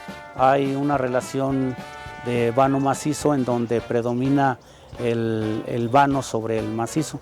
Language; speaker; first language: Spanish; native; Spanish